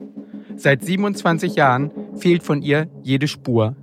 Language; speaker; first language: German; native; German